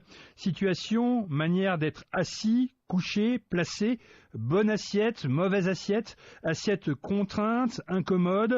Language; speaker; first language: French; native; French